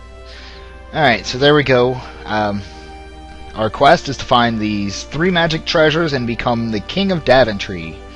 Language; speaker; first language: English; native; English